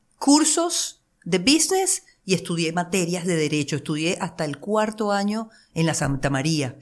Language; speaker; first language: Spanish; native; Spanish